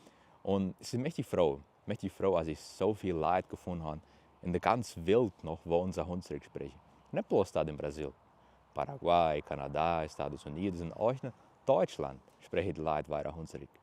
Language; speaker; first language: German; early bilingual, heritage; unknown